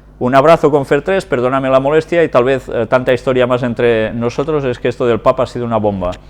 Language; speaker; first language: Spanish; non-native, local second language; Catalan